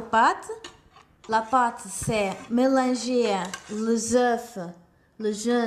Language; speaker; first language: French; non-native, fluent; Portuguese